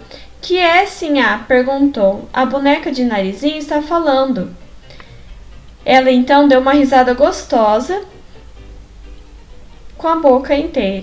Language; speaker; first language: Portuguese; native; Portuguese